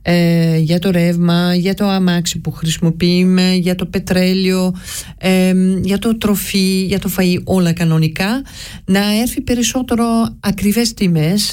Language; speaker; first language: Greek; early bilingual, heritage; Greek